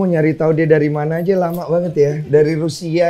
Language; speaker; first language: Indonesian; native; Indonesian